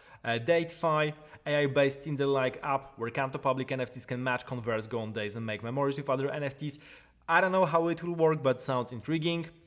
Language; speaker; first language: English; non-native, fluent; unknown